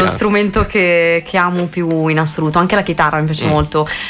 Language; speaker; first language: Italian; native; Italian